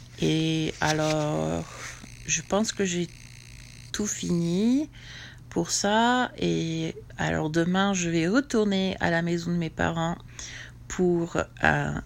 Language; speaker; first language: French; non-native, fluent; English